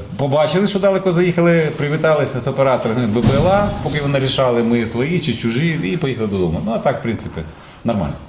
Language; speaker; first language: Ukrainian; native; Ukrainian